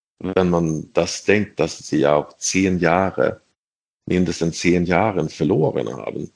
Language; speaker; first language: German; non-native, fluent; Swedish